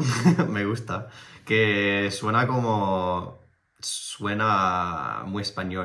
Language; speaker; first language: Spanish; non-native, fluent; French